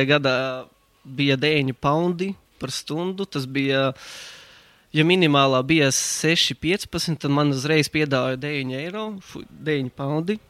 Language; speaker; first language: Latvian; native; Latvian